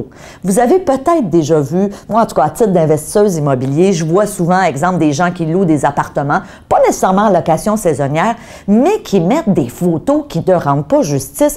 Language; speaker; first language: French; native; French